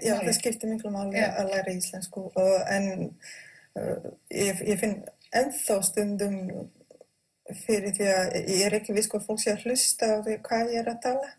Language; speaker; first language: Icelandic; non-native, fluent; Croatian